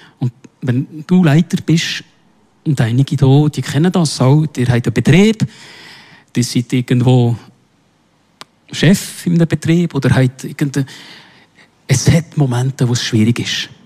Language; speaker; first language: German; non-native, local second language; French